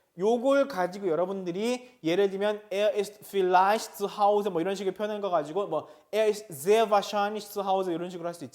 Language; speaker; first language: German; non-native, fluent; Korean